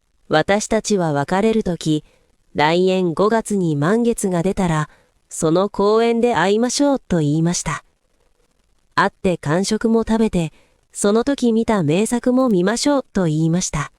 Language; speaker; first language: Japanese; non-native, fluent; Korean